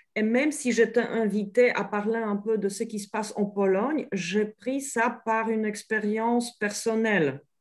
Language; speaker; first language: French; non-native, fluent; Polish